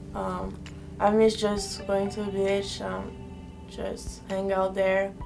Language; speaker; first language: English; non-native, fluent; French